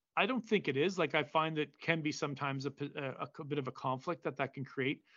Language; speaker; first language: English; native; English